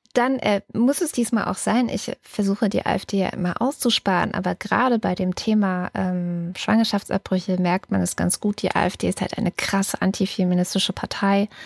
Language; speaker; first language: German; native; German